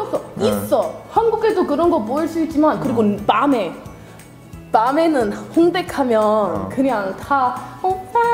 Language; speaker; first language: Korean; non-native, learner; English